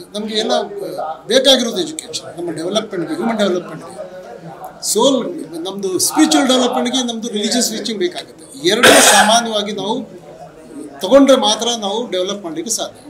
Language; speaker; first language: Kannada; non-native, local second language; Urdu